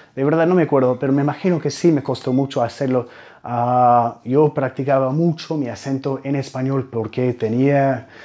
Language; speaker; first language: Spanish; non-native, fluent; English